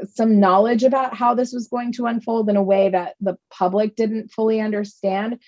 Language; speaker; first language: English; native; English